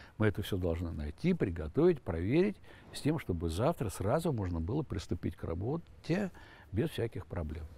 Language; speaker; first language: Russian; native; Russian